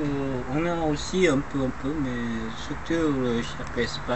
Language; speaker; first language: French; non-native, learner; Korean